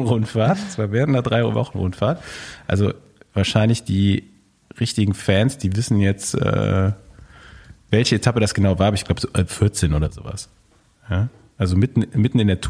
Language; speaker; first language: German; native; German